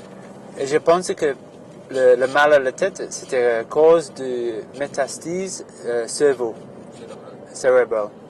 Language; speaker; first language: French; non-native, fluent; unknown